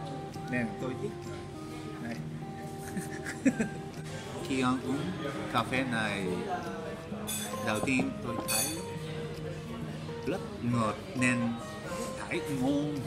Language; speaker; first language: Vietnamese; non-native, learner; Japanese